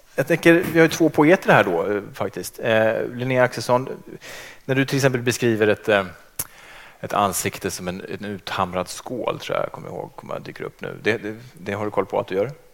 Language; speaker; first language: Swedish; native; Swedish